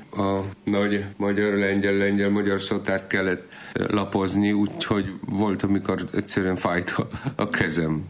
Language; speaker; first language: Hungarian; non-native, fluent; Polish